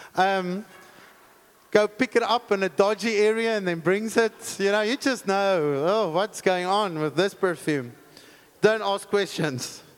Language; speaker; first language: English; non-native, local second language; Afrikaans